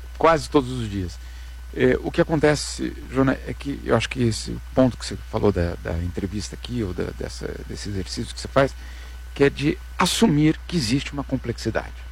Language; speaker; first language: Portuguese; native; Portuguese